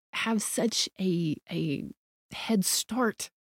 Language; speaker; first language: English; native; English